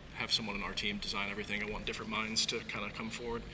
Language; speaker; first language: English; native; English